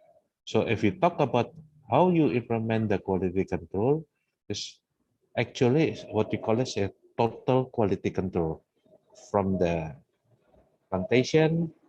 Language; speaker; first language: English; non-native, fluent; Indonesian